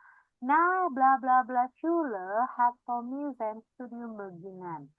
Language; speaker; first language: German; non-native, fluent; Indonesian